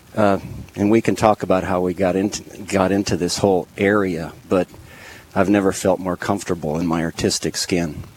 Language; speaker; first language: English; native; English